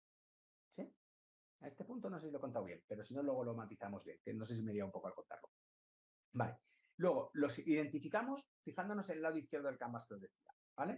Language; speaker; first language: Spanish; native; Spanish